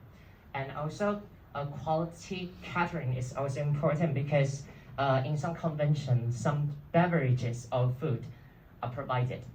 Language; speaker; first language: English; non-native, learner; Chinese